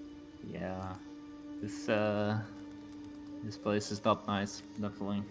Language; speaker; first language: English; native; English